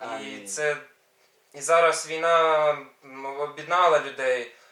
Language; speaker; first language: Ukrainian; non-native, local second language; Russian